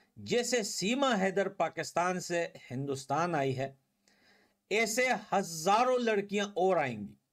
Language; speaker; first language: Hindi; native; Hindi